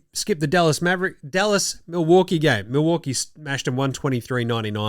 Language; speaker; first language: English; native; English